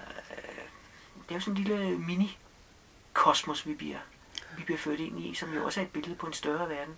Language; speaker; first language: Danish; native; Danish